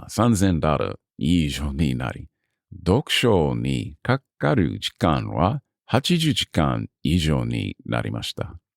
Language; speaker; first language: Japanese; non-native, learner; English